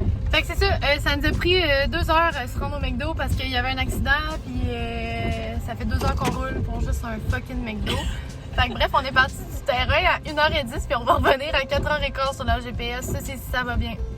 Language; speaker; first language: French; native; French